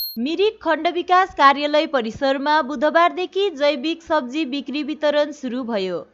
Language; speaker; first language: Nepali; native; Nepali